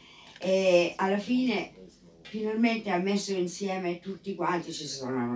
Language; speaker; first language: Italian; non-native, fluent; English